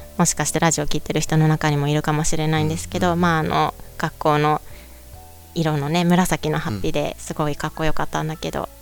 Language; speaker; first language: Japanese; native; Japanese